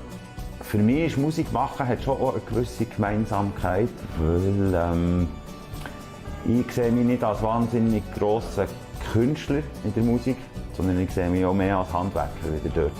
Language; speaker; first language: German; native; German